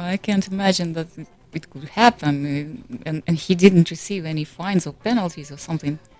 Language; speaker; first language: English; non-native, fluent; Russian